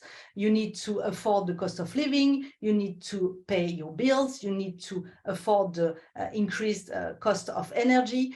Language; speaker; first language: English; non-native, fluent; French